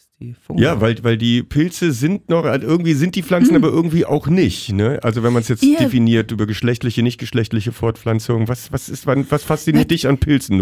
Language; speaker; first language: German; native; German